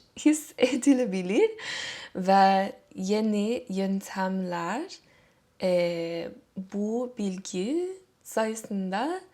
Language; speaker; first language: Turkish; non-native, fluent; English